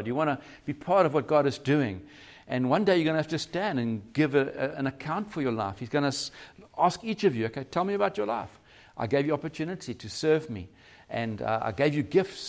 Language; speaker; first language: English; native; English